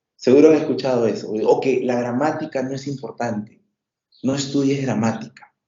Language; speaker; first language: Spanish; native; Spanish